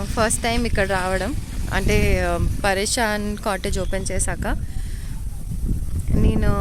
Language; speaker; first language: Telugu; native; Telugu